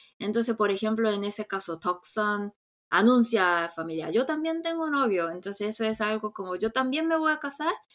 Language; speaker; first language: Spanish; non-native, fluent; Korean